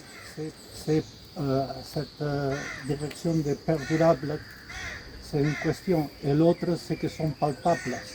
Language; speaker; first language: French; non-native, fluent; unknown